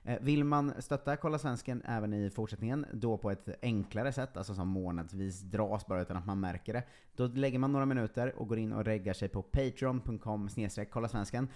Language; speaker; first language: Swedish; native; Swedish